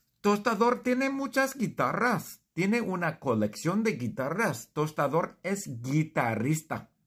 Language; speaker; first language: Spanish; non-native, fluent; English